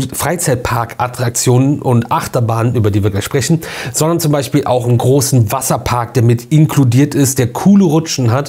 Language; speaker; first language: German; native; German